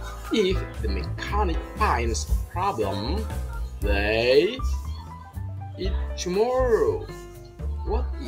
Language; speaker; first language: English; non-native, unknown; Indonesian